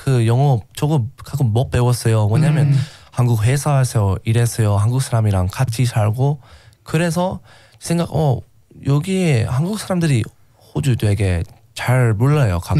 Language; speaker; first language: Korean; non-native, learner; English